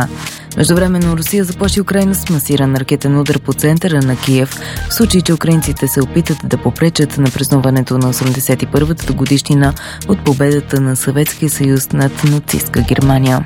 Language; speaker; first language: Bulgarian; native; Bulgarian